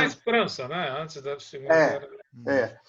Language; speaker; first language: Portuguese; native; Portuguese